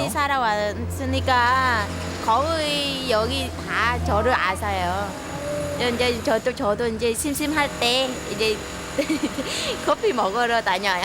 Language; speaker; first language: Korean; non-native, fluent; Vietnamese